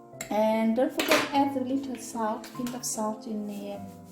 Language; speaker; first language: English; non-native, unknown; Thai